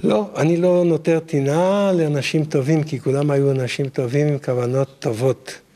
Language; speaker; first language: Hebrew; non-native, fluent; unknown